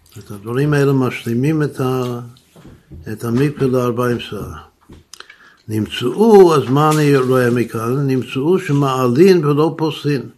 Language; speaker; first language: Hebrew; non-native, fluent; English